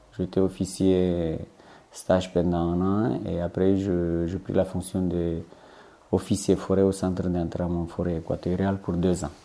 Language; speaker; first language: French; non-native, fluent; Romanian